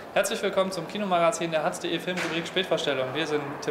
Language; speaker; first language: German; native; German